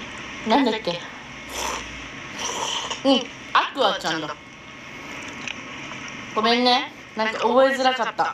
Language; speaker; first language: Japanese; native; Japanese